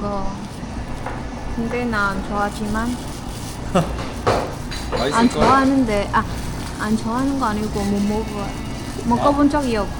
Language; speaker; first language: Korean; non-native, learner; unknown